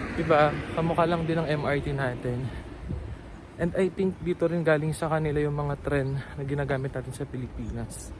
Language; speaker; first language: Filipino; native; Filipino